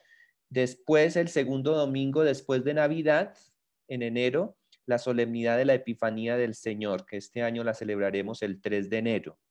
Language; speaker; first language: Spanish; native; Spanish